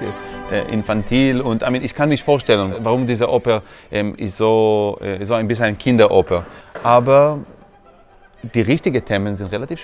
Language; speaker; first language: German; non-native, fluent; Hebrew